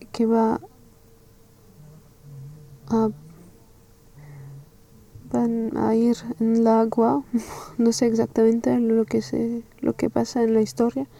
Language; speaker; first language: Spanish; non-native, learner; French